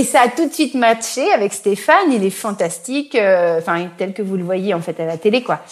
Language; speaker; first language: French; native; French